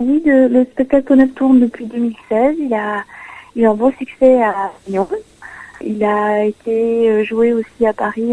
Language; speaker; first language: French; native; French